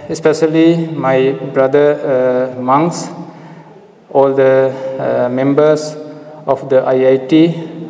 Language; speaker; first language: English; non-native, local second language; Sinhala